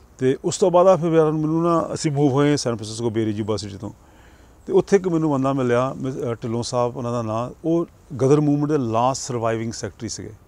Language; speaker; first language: Punjabi; early bilingual, heritage; Punjabi